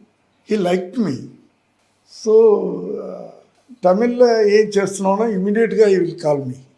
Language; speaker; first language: Telugu; non-native, learner; Tamil